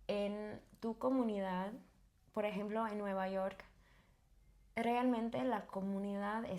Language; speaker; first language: Spanish; non-native, fluent; English